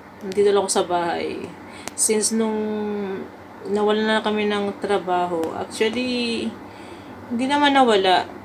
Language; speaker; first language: Filipino; native; Filipino